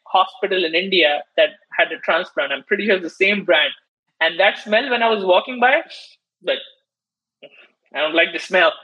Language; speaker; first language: English; non-native, local second language; Hindi